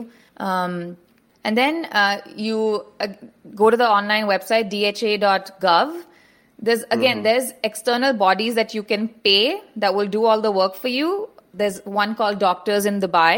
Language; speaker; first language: English; non-native, local second language; Hindi